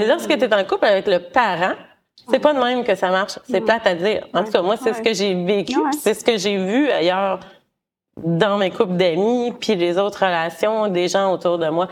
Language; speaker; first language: French; native; French